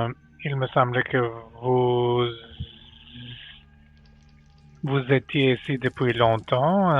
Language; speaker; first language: French; non-native, learner; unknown